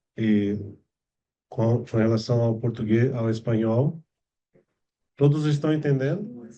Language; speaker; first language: Spanish; non-native, fluent; Portuguese